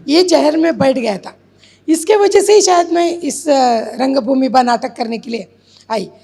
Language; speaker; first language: Hindi; non-native, local second language; Marathi